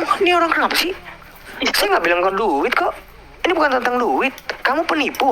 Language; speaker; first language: Indonesian; native; Indonesian